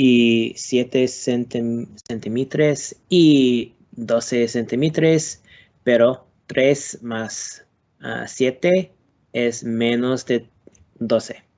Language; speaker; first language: Spanish; non-native, learner; English